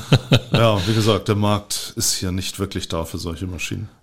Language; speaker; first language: German; native; German